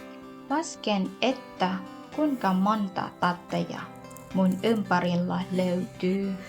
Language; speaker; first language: Finnish; non-native, learner; Thai